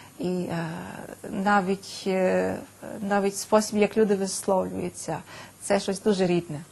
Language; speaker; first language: Ukrainian; early bilingual, heritage; Ukrainian